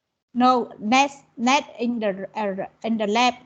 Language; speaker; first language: English; non-native, learner; Vietnamese